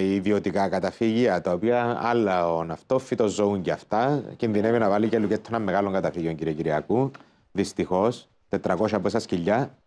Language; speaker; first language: Greek; native; Greek